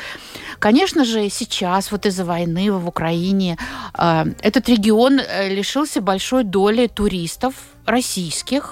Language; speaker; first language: Russian; native; Russian